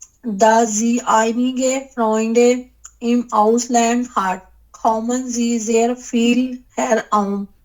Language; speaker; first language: German; non-native, learner; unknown